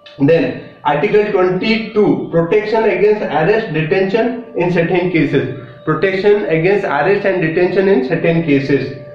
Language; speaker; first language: English; non-native, local second language; Odia